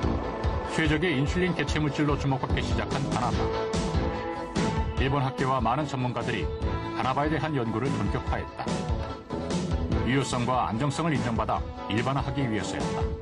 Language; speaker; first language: Korean; native; Korean